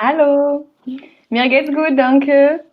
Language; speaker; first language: German; non-native, learner; French